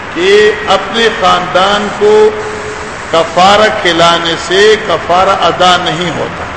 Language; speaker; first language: Urdu; non-native, local second language; Pashto